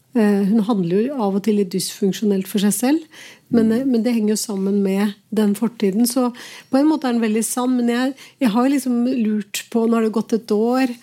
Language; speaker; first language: Norwegian; early bilingual, other home language; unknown